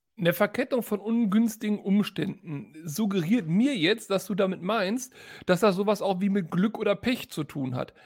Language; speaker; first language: German; native; German